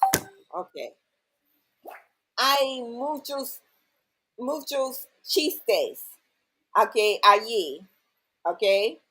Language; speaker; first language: Spanish; non-native, learner; English